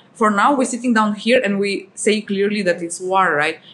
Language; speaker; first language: English; non-native, fluent; Russian